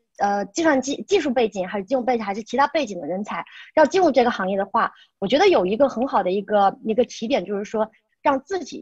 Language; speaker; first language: Chinese; native; Chinese